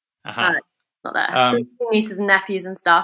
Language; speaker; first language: English; native; English